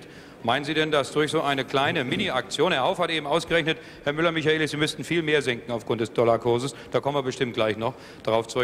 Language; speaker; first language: German; native; German